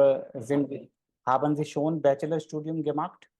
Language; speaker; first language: German; non-native, fluent; Hindi